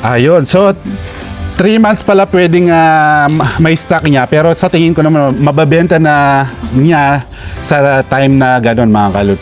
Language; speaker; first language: Filipino; non-native, local second language; Pampanga